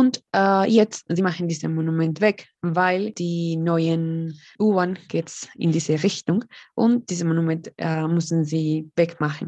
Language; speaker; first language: German; non-native, learner; Spanish